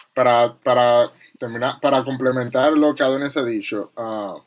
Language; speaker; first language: English; non-native, learner; Spanish